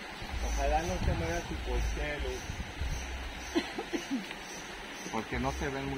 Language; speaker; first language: Spanish; native; Spanish